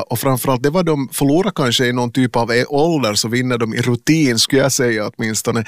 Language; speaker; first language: Swedish; native; Swedish